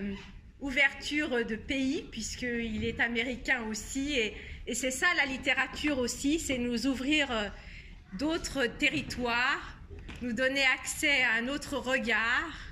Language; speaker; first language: French; native; French